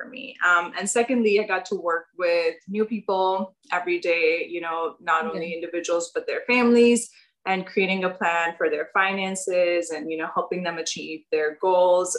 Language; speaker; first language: English; non-native, local second language; Urdu